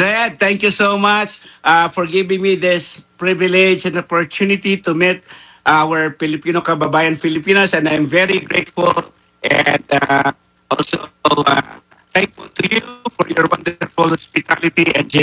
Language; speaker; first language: English; non-native, local second language; Filipino